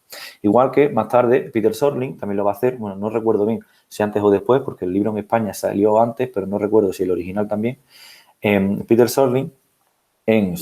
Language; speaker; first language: Spanish; native; Spanish